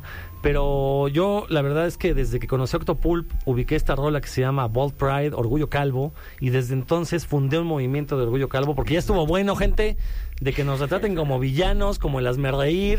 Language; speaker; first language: Spanish; native; Spanish